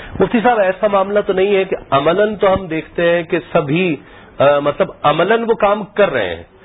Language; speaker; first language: Urdu; native; Urdu